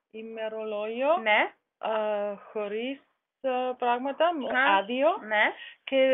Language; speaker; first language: Greek; non-native, learner; German